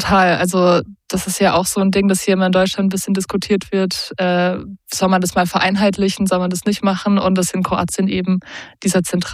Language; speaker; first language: German; native; German